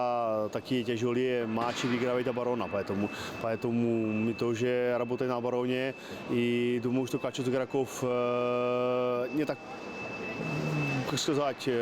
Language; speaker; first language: Russian; non-native, fluent; Czech